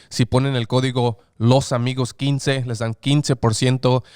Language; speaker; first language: Spanish; early bilingual, heritage; Spanish